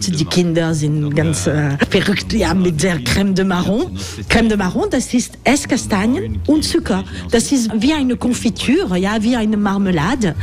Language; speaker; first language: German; non-native, learner; French